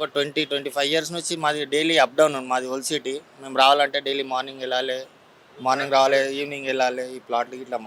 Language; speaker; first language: Telugu; native; Telugu